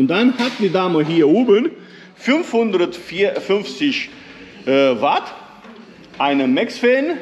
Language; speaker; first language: German; non-native, fluent; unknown